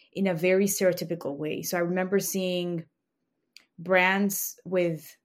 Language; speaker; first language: English; non-native, fluent; Spanish